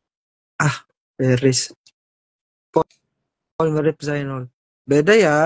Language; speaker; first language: Indonesian; non-native, learner; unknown